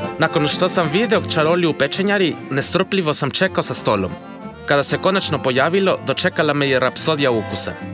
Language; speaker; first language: Serbian; non-native, fluent; Spanish